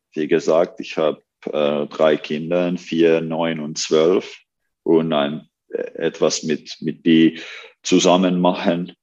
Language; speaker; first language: German; non-native, learner; Finnish